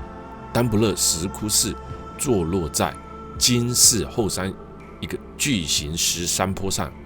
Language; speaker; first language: Chinese; native; Chinese